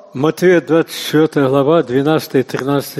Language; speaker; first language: Russian; native; Russian